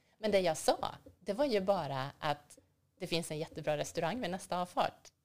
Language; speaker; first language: Swedish; native; Swedish